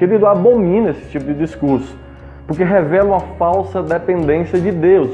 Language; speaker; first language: Portuguese; native; Portuguese